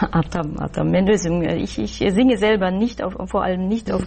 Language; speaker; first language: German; non-native, learner; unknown